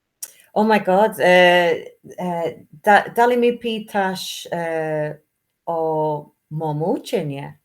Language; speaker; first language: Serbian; non-native, learner; English